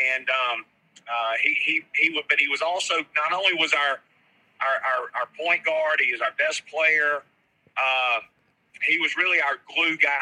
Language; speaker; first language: English; native; English